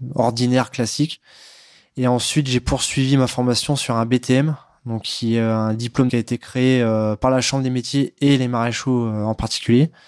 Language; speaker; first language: French; native; French